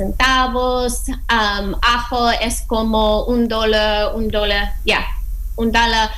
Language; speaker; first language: Spanish; non-native, fluent; English